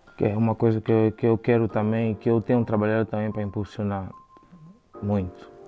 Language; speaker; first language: Portuguese; native; Portuguese